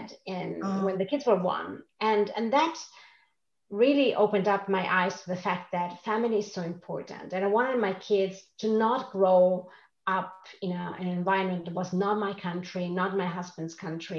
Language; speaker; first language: English; non-native, fluent; Italian